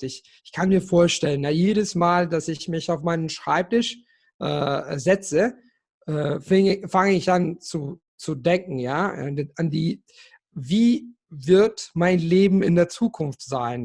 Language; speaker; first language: German; non-native, fluent; Italian